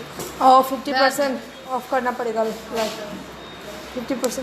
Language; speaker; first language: Hindi; non-native, local second language; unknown